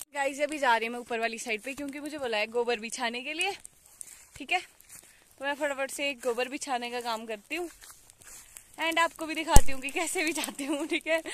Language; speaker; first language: Hindi; native; Hindi